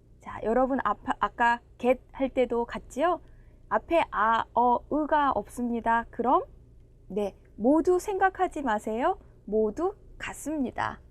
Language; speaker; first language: Korean; non-native, fluent; Indonesian